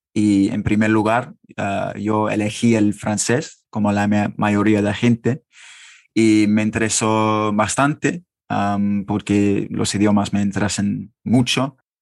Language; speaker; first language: Spanish; non-native, fluent; English